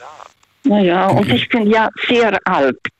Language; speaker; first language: German; non-native, learner; Russian